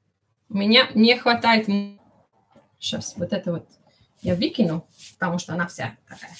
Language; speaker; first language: Russian; early bilingual, heritage; Italian